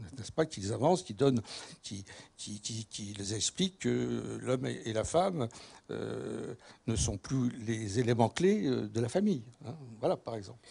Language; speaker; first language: French; native; French